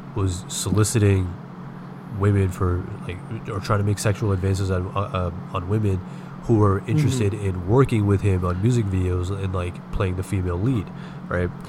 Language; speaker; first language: English; early bilingual, other home language; Hindi